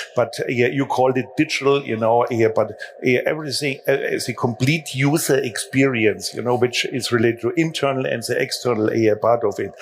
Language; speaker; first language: English; non-native, fluent; German